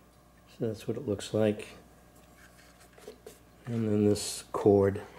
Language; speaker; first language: English; native; English